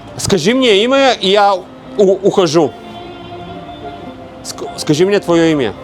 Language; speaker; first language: Russian; non-native, learner; Bulgarian